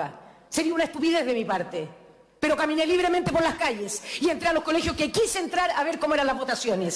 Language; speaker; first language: Spanish; native; Spanish